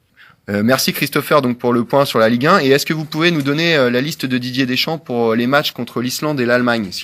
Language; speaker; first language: French; native; French